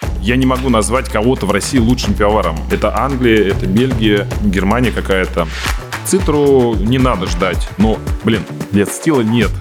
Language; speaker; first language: Russian; native; Russian